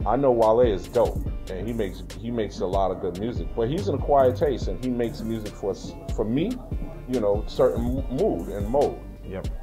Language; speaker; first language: English; early bilingual, other home language; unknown